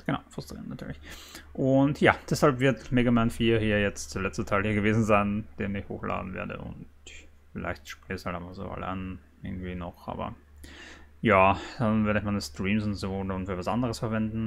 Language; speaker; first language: German; native; German